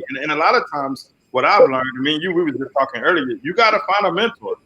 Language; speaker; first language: English; native; English